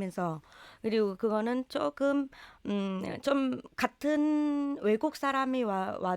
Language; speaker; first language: Korean; non-native, learner; Vietnamese